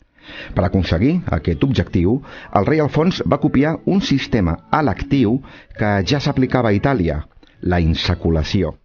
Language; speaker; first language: Catalan; native; Catalan